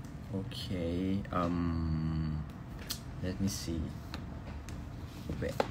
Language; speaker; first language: English; non-native, learner; Thai